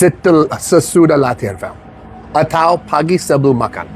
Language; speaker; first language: Indonesian; non-native, learner; English